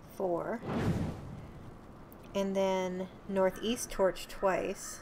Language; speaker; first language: English; native; English